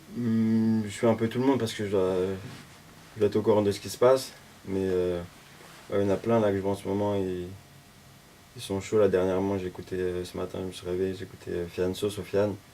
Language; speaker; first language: French; native; French